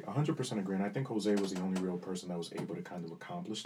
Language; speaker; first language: English; early bilingual, other home language; Spanish